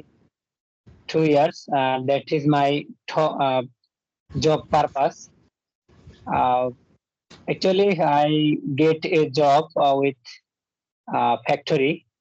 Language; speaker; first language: English; non-native, learner; Bangla